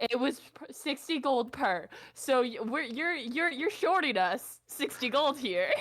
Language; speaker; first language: English; native; English